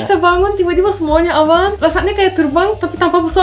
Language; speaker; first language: Indonesian; non-native, fluent; Turkish